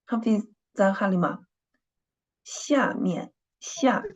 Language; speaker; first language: Chinese; non-native, fluent; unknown